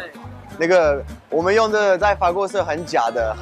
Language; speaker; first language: Chinese; non-native, fluent; French